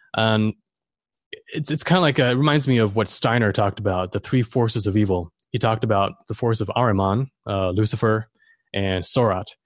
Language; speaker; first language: English; non-native, fluent; German